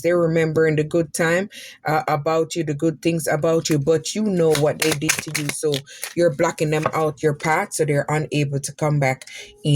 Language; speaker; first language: English; native; English